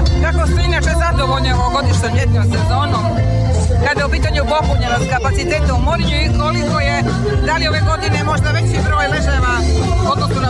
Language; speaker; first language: Serbian; native; Serbian